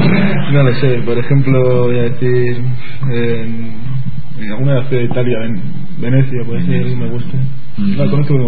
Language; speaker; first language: Spanish; native; Spanish